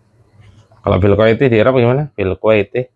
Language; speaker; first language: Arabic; non-native, fluent; Indonesian